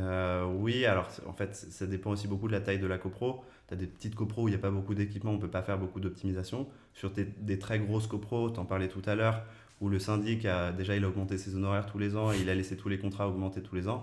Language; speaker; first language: French; native; French